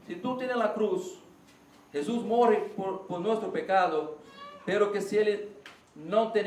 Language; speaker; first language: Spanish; non-native, learner; Portuguese